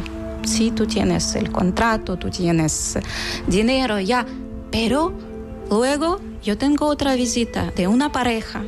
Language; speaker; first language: Spanish; non-native, learner; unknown